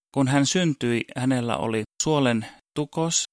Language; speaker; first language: Finnish; early bilingual, heritage; Finnish